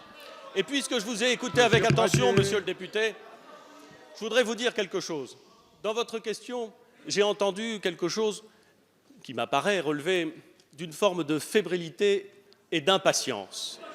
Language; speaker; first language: French; native; French